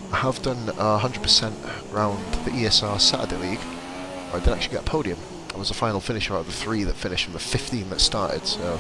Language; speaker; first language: English; native; English